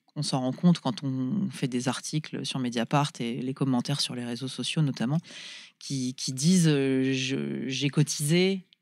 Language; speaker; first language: French; native; French